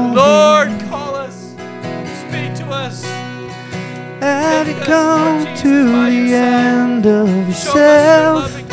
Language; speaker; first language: English; native; English